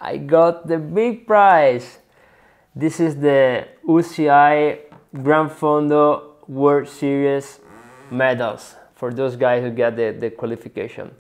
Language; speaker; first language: English; non-native, learner; Italian